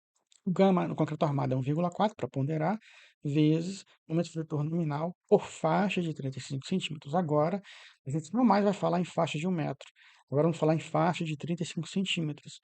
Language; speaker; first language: Portuguese; native; Portuguese